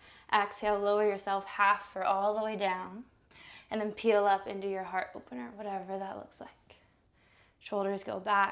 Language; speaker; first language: English; native; English